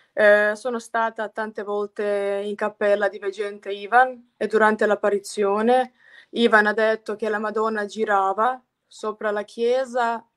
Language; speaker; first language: Italian; non-native, fluent; Croatian